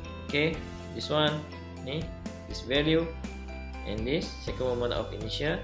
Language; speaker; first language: English; non-native, local second language; Malay